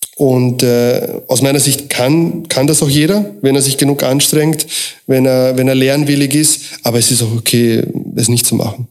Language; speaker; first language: German; early bilingual, other home language; Croatian